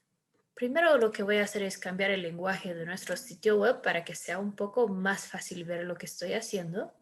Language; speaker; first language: Spanish; early bilingual, heritage; Spanish